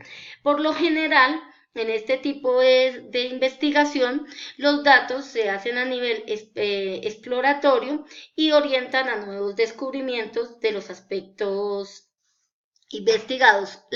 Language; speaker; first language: Spanish; native; Spanish